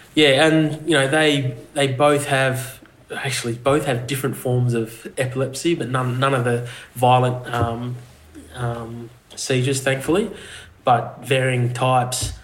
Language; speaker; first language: English; native; English